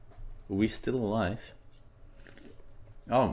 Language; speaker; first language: English; non-native, fluent; Dutch